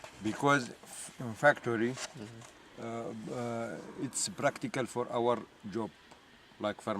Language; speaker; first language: English; non-native, learner; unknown